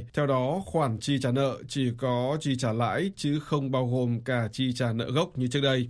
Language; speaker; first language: Vietnamese; native; Vietnamese